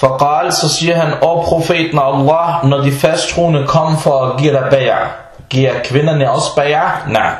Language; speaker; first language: Danish; non-native, fluent; Arabic